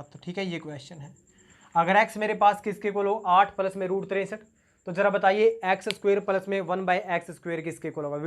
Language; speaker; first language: Hindi; native; Hindi